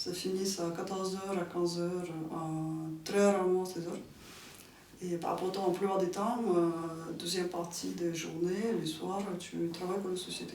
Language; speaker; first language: French; non-native, fluent; Ukrainian